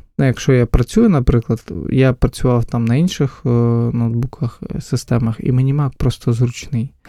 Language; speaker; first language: Ukrainian; non-native, local second language; Russian